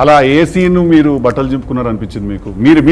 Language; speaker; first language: Telugu; native; Telugu